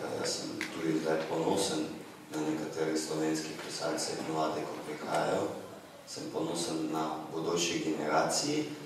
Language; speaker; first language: Slovenian; non-native, fluent; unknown